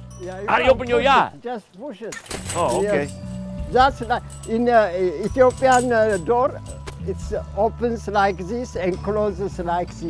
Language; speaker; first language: English; non-native, learner; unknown